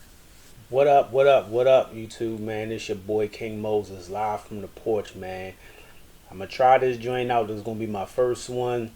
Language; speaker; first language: English; native; English